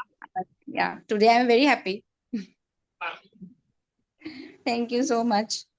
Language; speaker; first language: English; non-native, local second language; Hindi